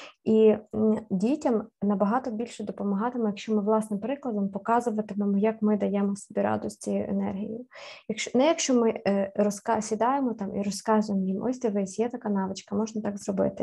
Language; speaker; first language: Ukrainian; native; Ukrainian